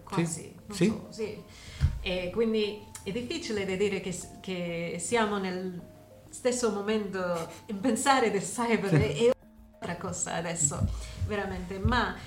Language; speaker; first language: Italian; non-native, learner; English